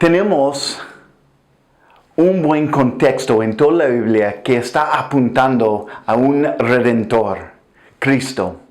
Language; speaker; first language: Spanish; non-native, fluent; English